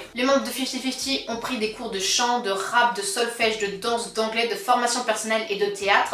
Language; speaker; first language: French; native; French